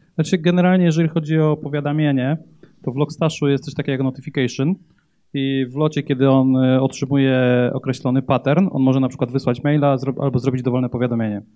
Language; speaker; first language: Polish; native; Polish